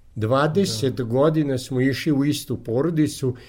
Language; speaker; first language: Serbian; native; Serbian